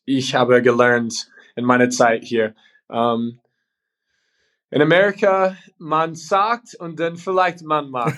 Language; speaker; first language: German; non-native, learner; English